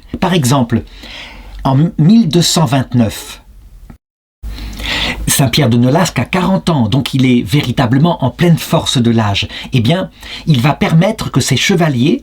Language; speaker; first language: French; native; French